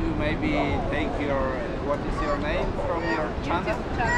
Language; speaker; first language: English; non-native, learner; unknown